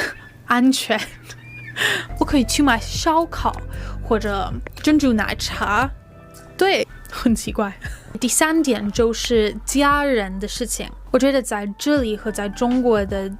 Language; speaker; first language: Chinese; non-native, fluent; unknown